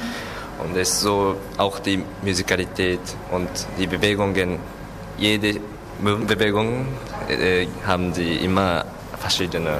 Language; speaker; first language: German; non-native, learner; Japanese